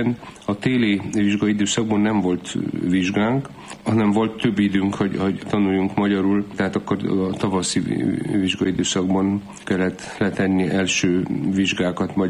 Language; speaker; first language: Hungarian; non-native, fluent; Polish